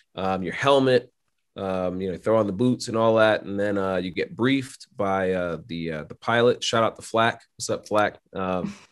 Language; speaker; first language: English; native; English